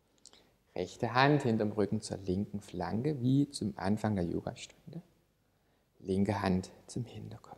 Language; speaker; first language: German; native; German